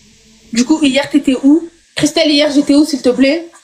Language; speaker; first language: French; native; French